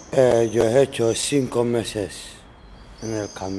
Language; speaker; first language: Spanish; non-native, learner; Arabic